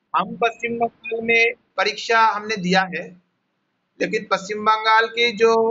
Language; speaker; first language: Hindi; non-native, local second language; Bangla